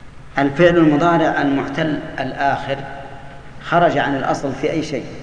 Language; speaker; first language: Arabic; native; Arabic